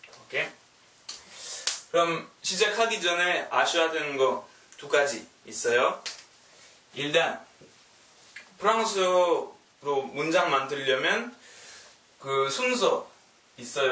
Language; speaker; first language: Korean; non-native, learner; French